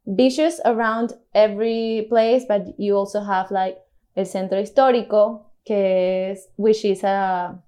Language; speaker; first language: English; non-native, fluent; Spanish